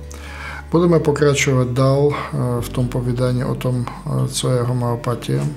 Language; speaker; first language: Czech; non-native, fluent; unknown